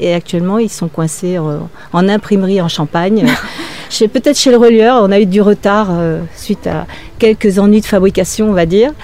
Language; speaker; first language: French; native; French